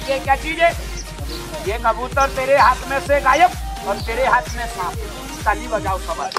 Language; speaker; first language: Hindi; non-native, local second language; Bangla